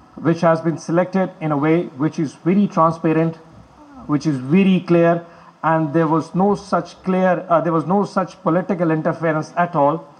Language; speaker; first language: English; non-native, local second language; Urdu